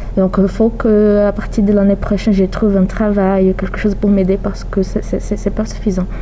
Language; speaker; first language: French; non-native, fluent; Portuguese